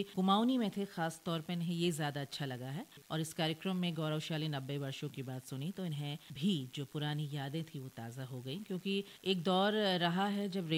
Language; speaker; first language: Hindi; native; Hindi